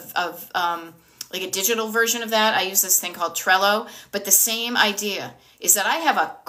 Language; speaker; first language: English; native; English